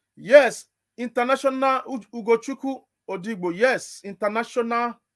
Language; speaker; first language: English; non-native, local second language; Igbo